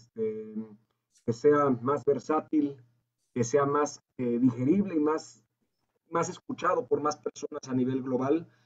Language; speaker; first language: Spanish; native; Spanish